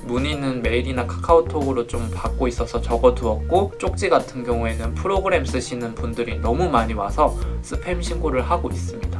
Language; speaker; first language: Korean; native; Korean